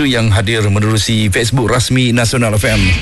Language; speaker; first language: Malay; native; Malay